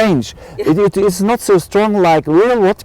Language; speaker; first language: English; non-native, learner; German